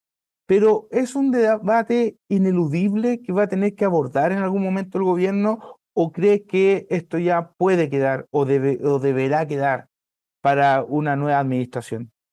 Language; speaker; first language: Spanish; native; Spanish